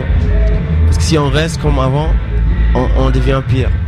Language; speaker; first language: French; non-native, fluent; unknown